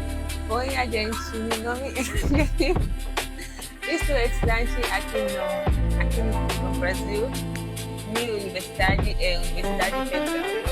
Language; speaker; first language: Portuguese; non-native, learner; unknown